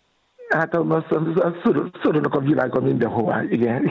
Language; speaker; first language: Hungarian; non-native, fluent; Yoruba